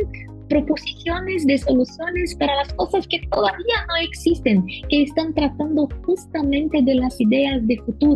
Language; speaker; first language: Spanish; non-native, fluent; Portuguese